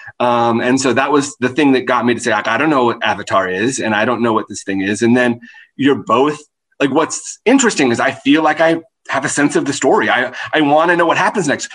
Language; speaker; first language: English; native; English